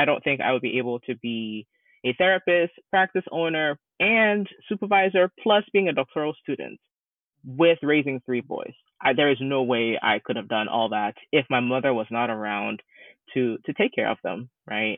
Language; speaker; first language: English; non-native, local second language; Akan